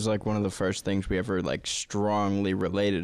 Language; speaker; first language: English; native; English